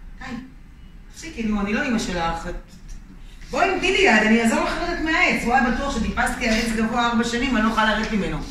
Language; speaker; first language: Hebrew; native; Hebrew